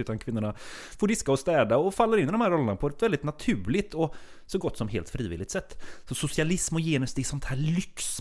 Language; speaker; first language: Swedish; native; Swedish